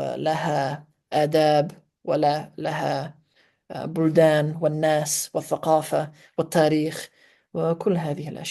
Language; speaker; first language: Arabic; non-native, fluent; English